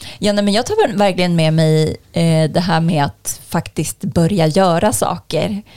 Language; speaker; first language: Swedish; native; Swedish